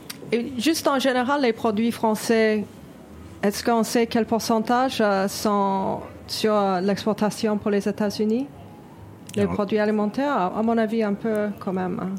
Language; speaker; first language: French; non-native, fluent; English